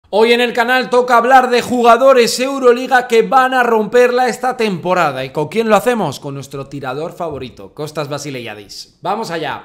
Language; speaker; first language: Spanish; native; Spanish